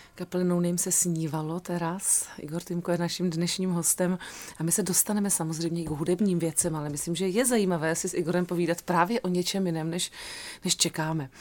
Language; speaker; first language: Czech; native; Czech